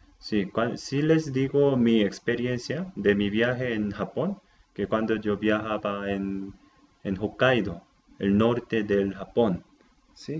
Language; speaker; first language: Spanish; non-native, fluent; Japanese